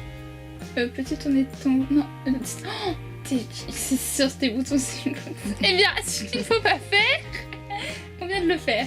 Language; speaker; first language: French; native; French